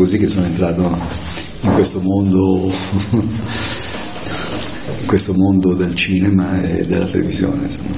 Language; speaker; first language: Italian; native; Italian